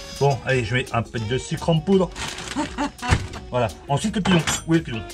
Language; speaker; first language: French; native; French